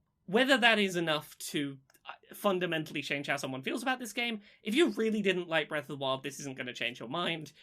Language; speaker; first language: English; native; English